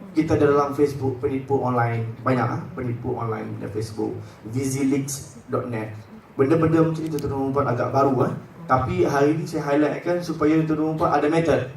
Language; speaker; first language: Malay; native; Malay